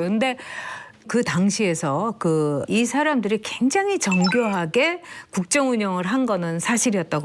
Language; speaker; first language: Korean; native; Korean